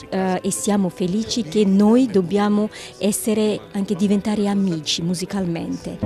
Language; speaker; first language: Italian; non-native, learner; Georgian